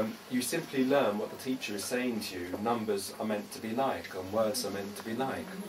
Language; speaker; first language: English; native; English